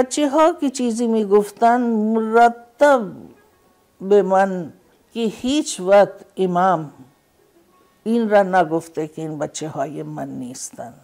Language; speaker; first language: Persian; non-native, fluent; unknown